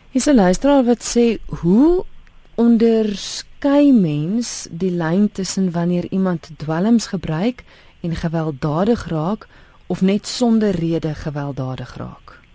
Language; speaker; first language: Afrikaans; native; Afrikaans